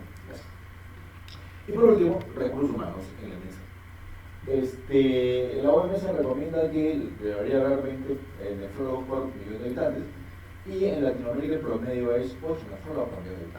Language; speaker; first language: Spanish; native; Spanish